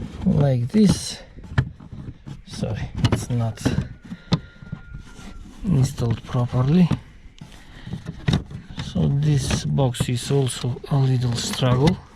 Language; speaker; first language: English; non-native, fluent; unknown